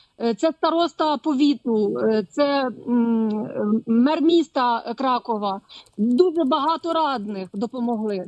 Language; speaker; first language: Ukrainian; non-native, fluent; Polish